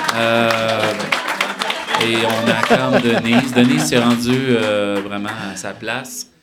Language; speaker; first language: French; native; French